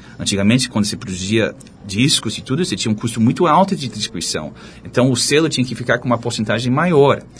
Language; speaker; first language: Portuguese; non-native, fluent; English